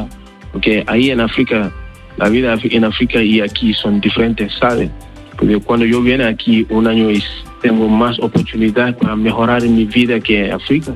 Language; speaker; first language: Spanish; non-native, learner; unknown